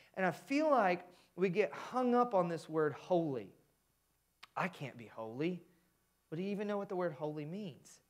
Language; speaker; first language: English; native; English